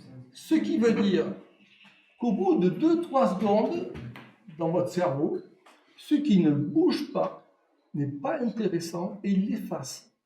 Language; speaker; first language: French; native; French